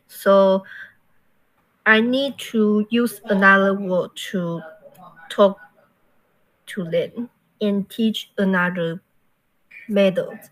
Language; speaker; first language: English; non-native, learner; Chinese